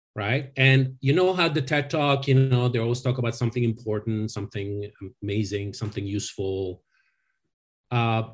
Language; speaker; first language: English; non-native, fluent; French